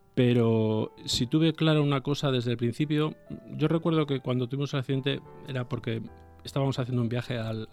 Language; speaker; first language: Spanish; native; Spanish